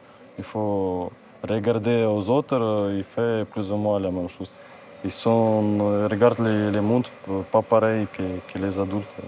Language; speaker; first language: French; non-native, learner; Ukrainian